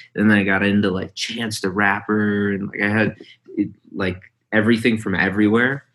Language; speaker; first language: English; early bilingual, other home language; Hindi